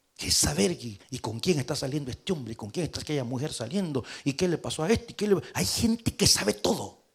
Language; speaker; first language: Spanish; native; Spanish